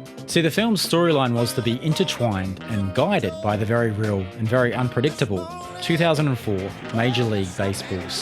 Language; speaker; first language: English; native; English